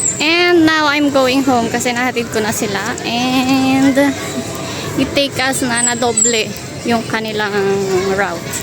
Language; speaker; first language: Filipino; native; Filipino